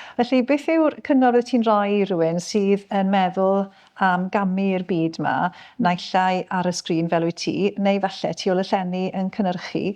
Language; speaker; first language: Welsh; native; Welsh